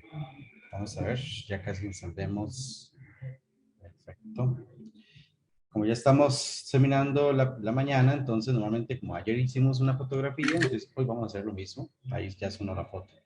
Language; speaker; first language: Spanish; native; Spanish